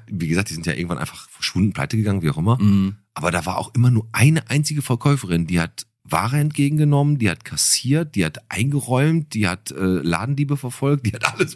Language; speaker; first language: German; native; German